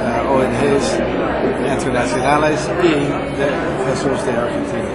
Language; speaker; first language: Spanish; non-native, fluent; English